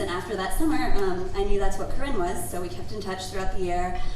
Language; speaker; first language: English; native; English